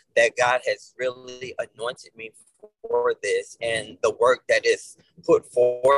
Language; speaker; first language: English; native; English